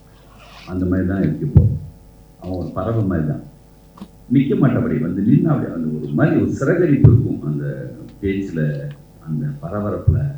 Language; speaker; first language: Tamil; native; Tamil